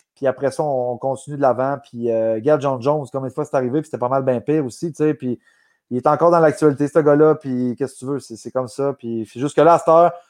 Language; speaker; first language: French; native; French